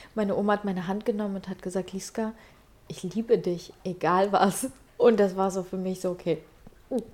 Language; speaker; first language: German; early bilingual, other home language; Russian